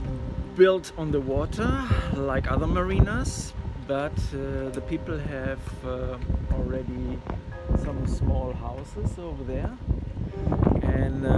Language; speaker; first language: English; non-native, fluent; German